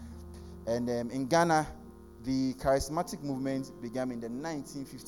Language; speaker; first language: English; non-native, local second language; Akan